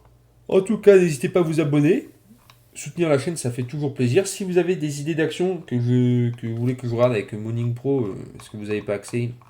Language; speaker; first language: French; native; French